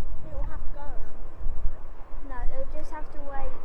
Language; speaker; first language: English; native; English